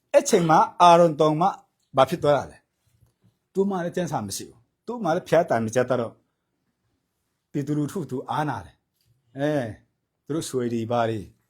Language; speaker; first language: Burmese; non-native, local second language; Tedim Chin